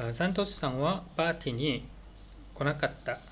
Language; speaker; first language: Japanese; non-native, learner; Korean